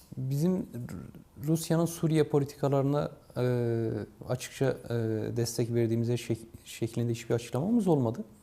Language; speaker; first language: Turkish; non-native, local second language; Kurdish